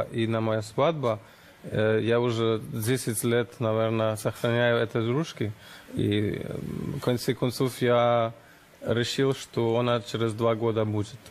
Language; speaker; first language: Russian; non-native, learner; German